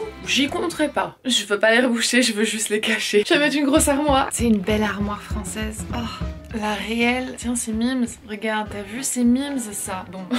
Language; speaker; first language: French; native; French